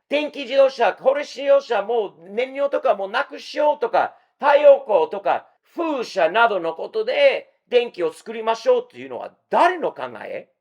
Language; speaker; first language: Japanese; non-native, fluent; English